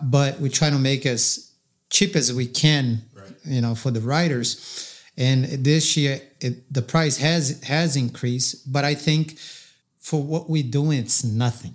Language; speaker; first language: English; non-native, fluent; Portuguese